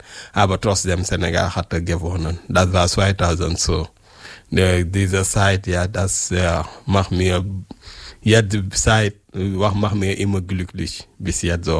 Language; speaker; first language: German; non-native, learner; French